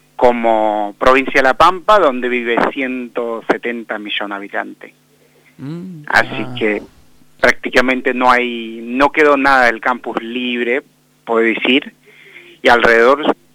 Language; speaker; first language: Spanish; non-native, fluent; Bangla